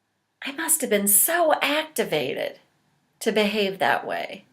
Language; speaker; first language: English; native; English